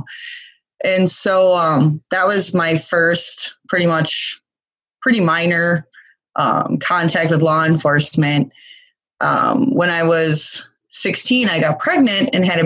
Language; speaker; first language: English; native; English